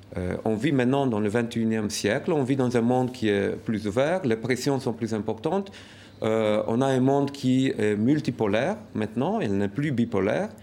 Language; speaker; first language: French; non-native, fluent; Romanian